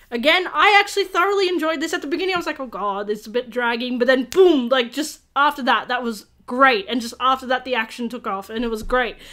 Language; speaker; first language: English; native; English